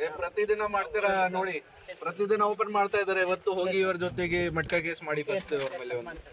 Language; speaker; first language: Kannada; non-native, learner; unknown